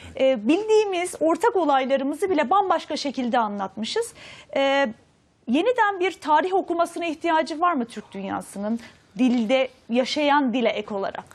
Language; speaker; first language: Turkish; native; Turkish